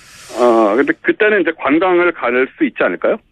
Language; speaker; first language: Korean; native; Korean